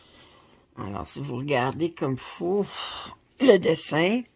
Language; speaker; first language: French; native; French